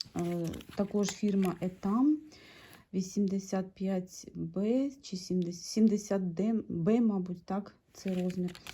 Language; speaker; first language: Ukrainian; non-native, local second language; Russian